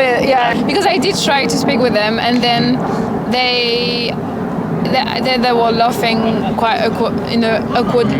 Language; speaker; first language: English; non-native, fluent; French